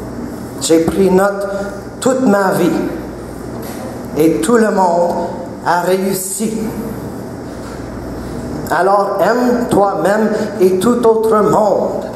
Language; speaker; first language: French; non-native, local second language; English